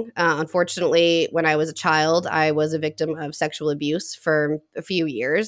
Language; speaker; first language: English; native; English